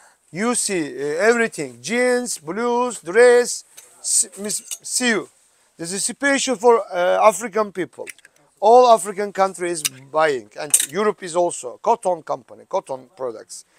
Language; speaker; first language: English; non-native, learner; Turkish